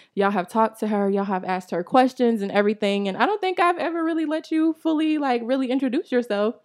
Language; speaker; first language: English; native; English